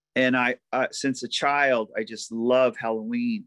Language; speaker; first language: English; native; English